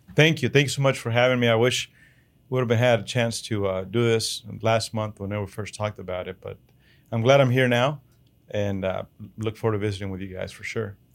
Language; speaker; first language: English; early bilingual, other home language; Spanish